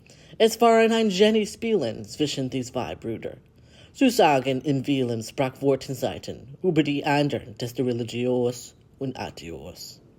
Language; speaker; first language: German; non-native, learner; English